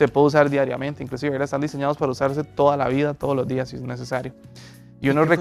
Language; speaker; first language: Spanish; native; Spanish